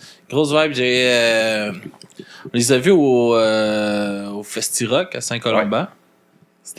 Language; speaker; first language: French; native; French